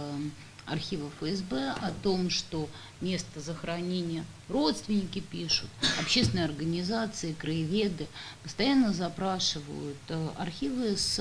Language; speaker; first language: Russian; native; Russian